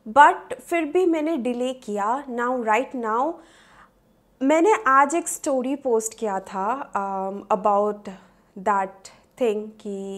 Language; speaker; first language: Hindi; non-native, local second language; Bangla